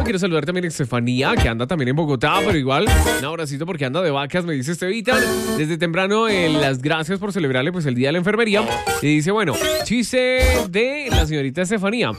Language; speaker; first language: Spanish; native; Spanish